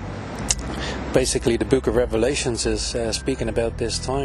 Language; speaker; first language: English; native; English